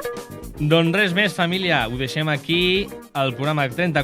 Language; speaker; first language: Catalan; native; Catalan